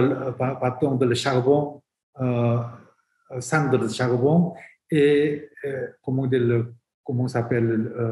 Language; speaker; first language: French; non-native, fluent; Korean